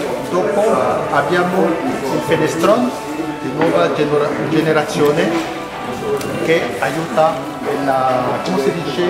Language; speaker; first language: Italian; non-native, fluent; French